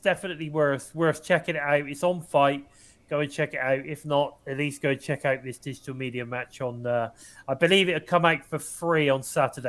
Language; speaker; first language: English; native; English